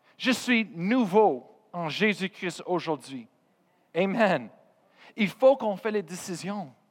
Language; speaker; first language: French; non-native, fluent; English